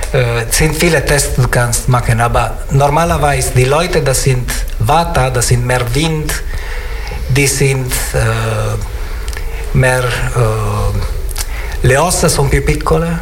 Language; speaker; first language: German; non-native, learner; Italian